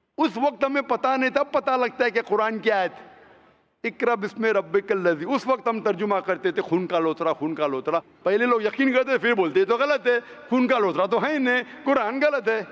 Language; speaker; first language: Hindi; non-native, local second language; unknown